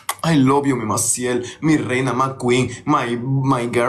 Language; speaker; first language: English; non-native, learner; Spanish